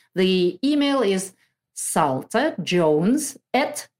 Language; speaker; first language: English; non-native, fluent; Kazakh